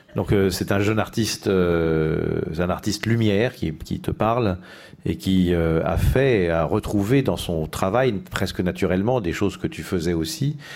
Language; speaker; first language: French; native; French